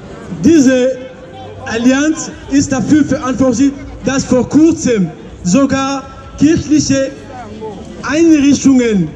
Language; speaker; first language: German; non-native, fluent; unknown